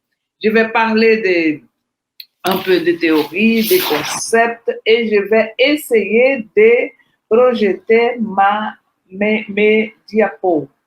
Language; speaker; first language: French; non-native, fluent; Portuguese